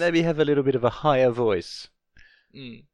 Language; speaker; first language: English; non-native, learner; Japanese